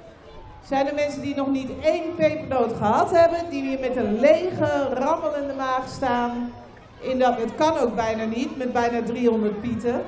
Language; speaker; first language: Dutch; native; Dutch